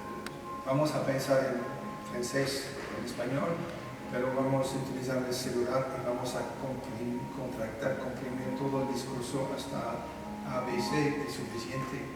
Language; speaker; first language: Spanish; non-native, fluent; French